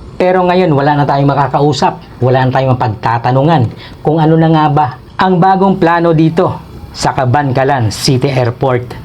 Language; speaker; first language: Filipino; non-native, local second language; Hiligaynon